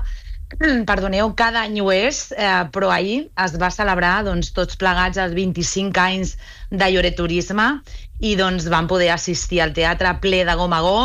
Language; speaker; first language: Catalan; native; Catalan